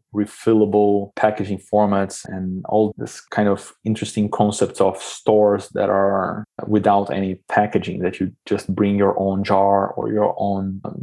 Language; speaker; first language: English; non-native, fluent; Portuguese